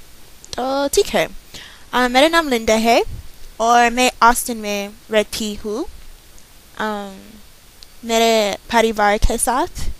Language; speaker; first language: Hindi; non-native, learner; English